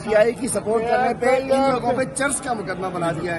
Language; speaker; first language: Urdu; native; Urdu